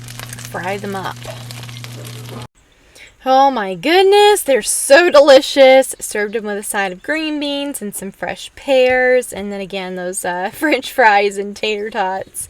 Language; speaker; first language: English; native; English